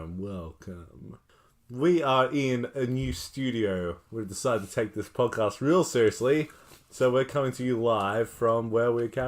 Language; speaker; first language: English; native; English